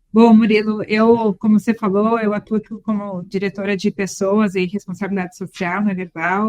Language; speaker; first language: Portuguese; native; Portuguese